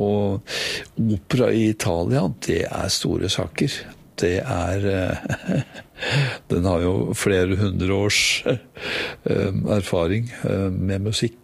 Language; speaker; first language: Norwegian; native; Norwegian